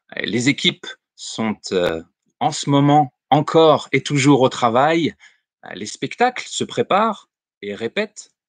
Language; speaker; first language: French; native; French